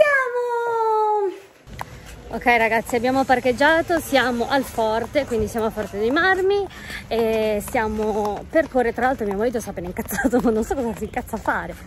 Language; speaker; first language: Italian; native; Italian